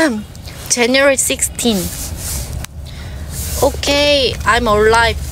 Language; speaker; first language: English; non-native, learner; Korean